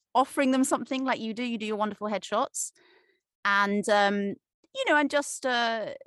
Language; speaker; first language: English; native; English